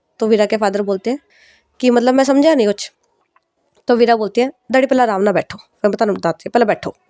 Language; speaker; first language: Hindi; non-native, local second language; Punjabi